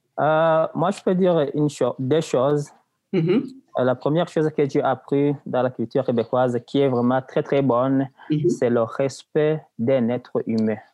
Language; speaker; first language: French; non-native, local second language; Rundi